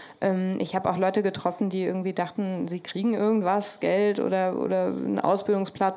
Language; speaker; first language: German; native; German